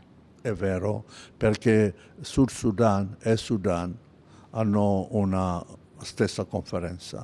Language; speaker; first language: Italian; non-native, fluent; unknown